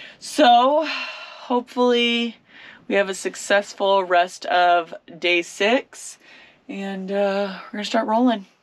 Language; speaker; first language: English; native; English